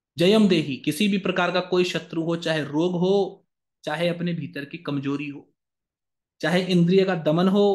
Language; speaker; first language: Hindi; native; Hindi